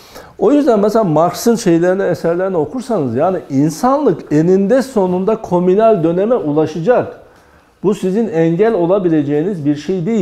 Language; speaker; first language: Turkish; native; Turkish